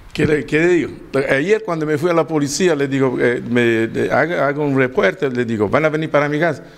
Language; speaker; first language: Spanish; non-native, learner; Italian